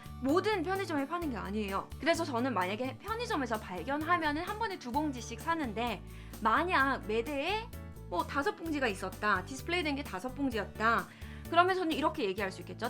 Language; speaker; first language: Korean; early bilingual, heritage; Korean